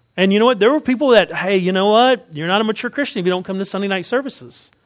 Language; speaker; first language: English; native; English